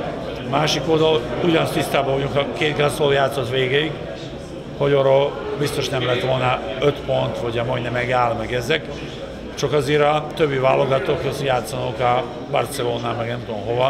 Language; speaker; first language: Hungarian; non-native, fluent; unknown